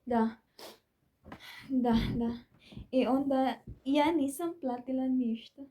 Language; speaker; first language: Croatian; non-native, learner; Filipino